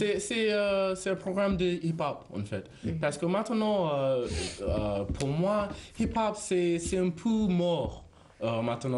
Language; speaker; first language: French; non-native, learner; English